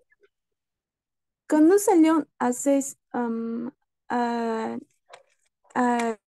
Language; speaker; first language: French; non-native, learner; Spanish